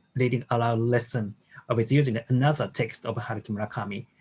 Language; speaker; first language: English; non-native, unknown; Japanese